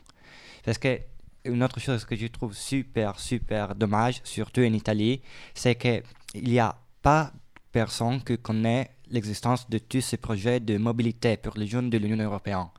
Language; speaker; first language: French; non-native, fluent; Italian